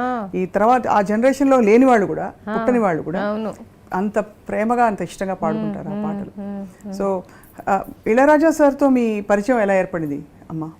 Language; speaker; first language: Telugu; native; Telugu